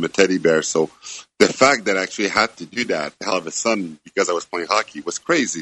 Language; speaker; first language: English; non-native, fluent; French